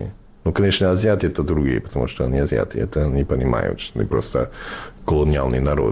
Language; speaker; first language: Russian; non-native, fluent; English